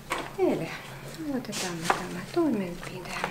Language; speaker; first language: Finnish; non-native, fluent; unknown